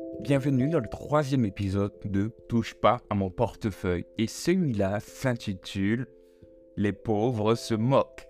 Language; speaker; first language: French; native; French